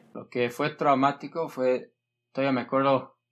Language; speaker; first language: Spanish; early bilingual, heritage; Spanish